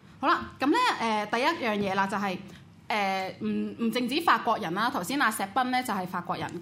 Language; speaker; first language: Cantonese; native; Cantonese